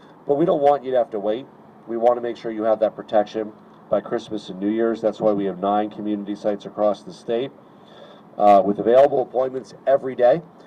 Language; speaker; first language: English; native; English